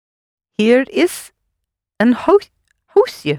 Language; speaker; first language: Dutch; non-native, learner; English